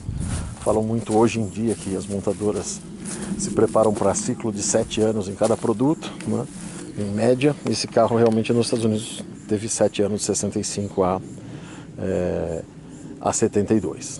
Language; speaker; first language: Portuguese; native; Portuguese